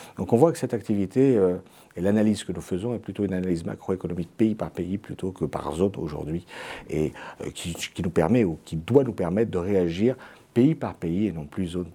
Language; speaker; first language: French; native; French